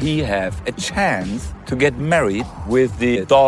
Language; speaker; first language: English; non-native, fluent; German